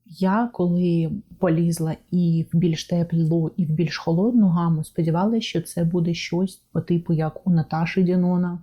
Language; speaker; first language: Ukrainian; non-native, local second language; Russian